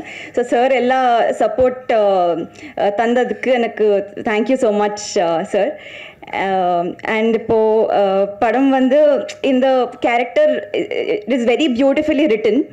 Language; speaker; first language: Tamil; non-native, learner; Telugu